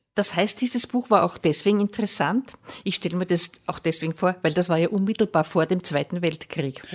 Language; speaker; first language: German; native; German